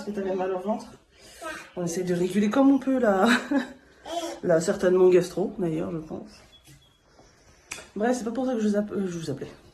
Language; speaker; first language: French; native; French